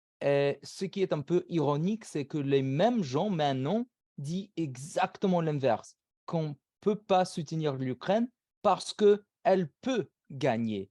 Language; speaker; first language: French; non-native, fluent; English